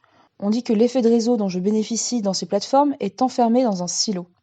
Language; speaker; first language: French; native; French